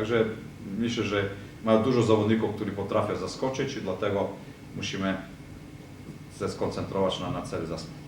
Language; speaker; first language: Polish; non-native, fluent; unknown